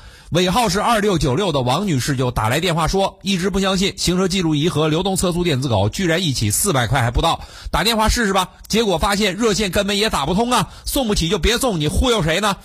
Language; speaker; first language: Chinese; native; Chinese